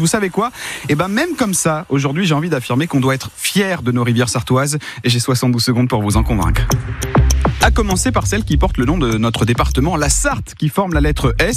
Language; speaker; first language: French; native; French